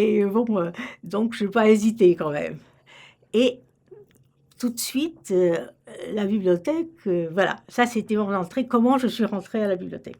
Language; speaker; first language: French; native; French